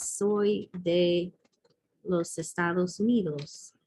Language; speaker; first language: Spanish; non-native, fluent; English